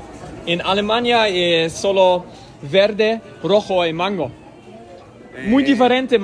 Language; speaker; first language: Spanish; non-native, learner; German